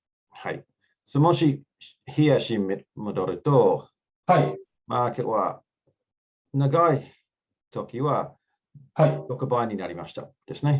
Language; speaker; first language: Japanese; non-native, learner; English